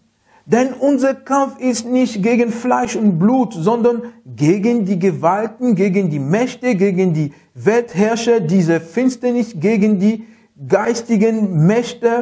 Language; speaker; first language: German; non-native, fluent; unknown